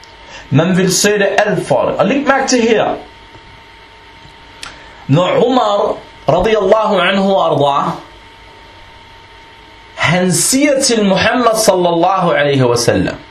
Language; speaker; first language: Danish; non-native, fluent; Arabic